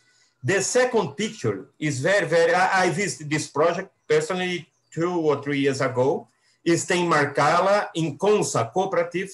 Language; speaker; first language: English; non-native, learner; Portuguese